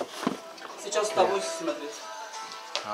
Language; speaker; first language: Russian; non-native, learner; Turkish